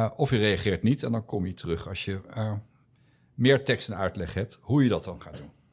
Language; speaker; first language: Dutch; native; Dutch